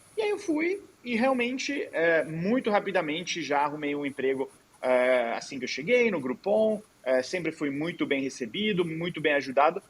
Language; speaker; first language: Portuguese; non-native, fluent; Italian